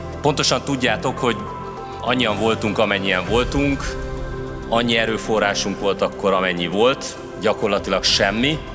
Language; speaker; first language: Hungarian; native; Hungarian